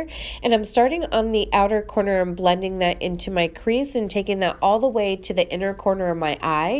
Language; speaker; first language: English; native; English